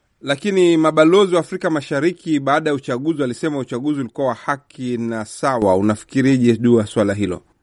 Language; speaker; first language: Swahili; native; Swahili